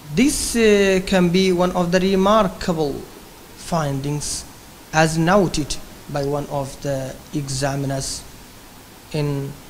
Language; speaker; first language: English; non-native, fluent; Arabic